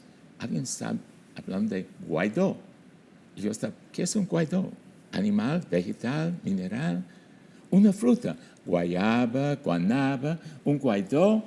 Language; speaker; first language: Spanish; non-native, fluent; English